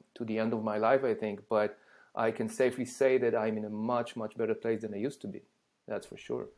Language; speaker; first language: English; non-native, fluent; Hebrew